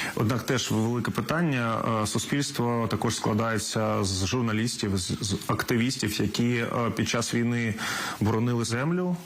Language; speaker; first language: Ukrainian; native; Ukrainian